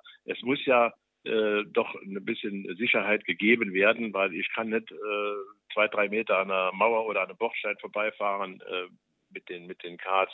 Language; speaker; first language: German; native; German